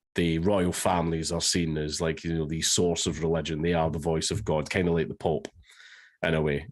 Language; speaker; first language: English; native; English